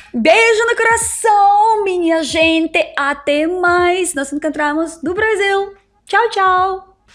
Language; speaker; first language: Portuguese; non-native, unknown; Russian